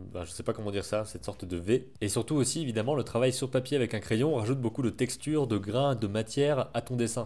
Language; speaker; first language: French; native; French